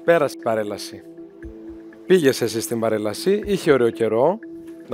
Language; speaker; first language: Greek; native; Greek